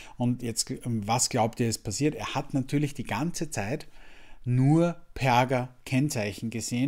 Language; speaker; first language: German; native; German